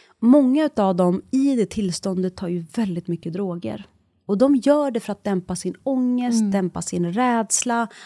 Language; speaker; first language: Swedish; early bilingual, other home language; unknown